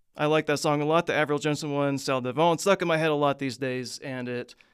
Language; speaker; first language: English; native; English